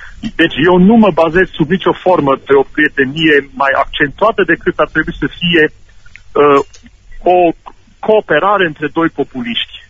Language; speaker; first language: Romanian; non-native, local second language; German